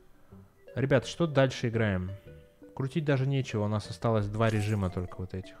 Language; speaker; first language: Russian; native; Russian